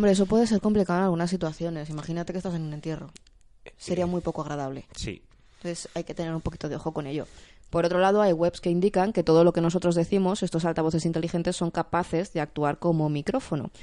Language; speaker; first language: Spanish; native; Spanish